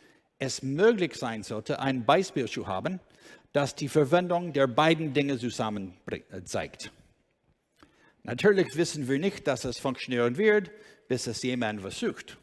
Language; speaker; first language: German; non-native, learner; English